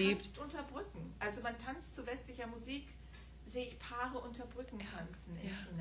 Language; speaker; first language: German; native; German